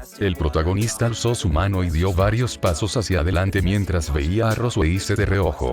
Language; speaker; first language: Spanish; native; Spanish